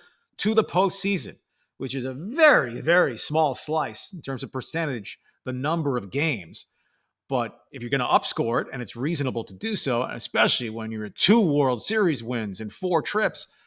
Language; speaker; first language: English; native; English